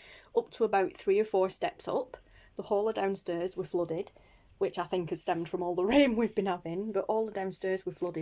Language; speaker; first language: English; native; English